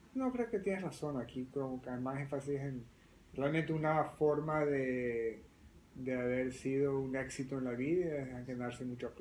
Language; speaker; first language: Spanish; early bilingual, other home language; French